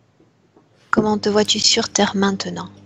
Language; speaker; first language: French; native; French